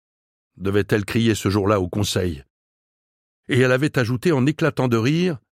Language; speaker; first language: French; native; French